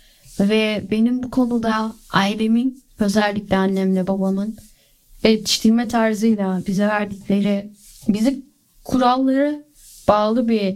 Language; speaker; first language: Turkish; early bilingual, other home language; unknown